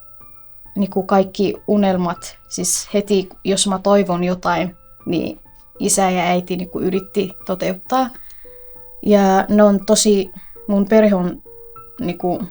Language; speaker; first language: Finnish; non-native, fluent; Somali